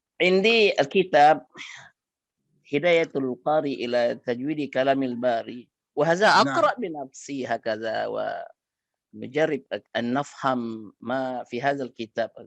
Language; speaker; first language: Arabic; non-native, fluent; Indonesian